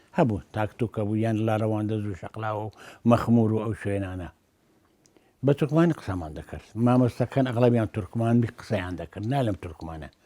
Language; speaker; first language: Central Kurdish; non-native, local second language; Azerbaijani